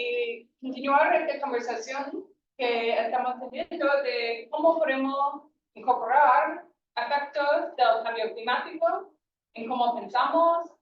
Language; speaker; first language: Spanish; non-native, fluent; English